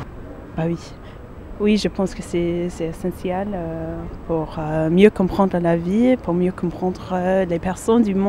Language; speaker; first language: French; non-native, fluent; English